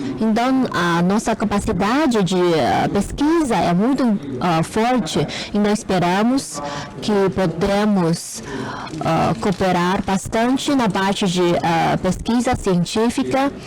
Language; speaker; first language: Portuguese; non-native, fluent; Chinese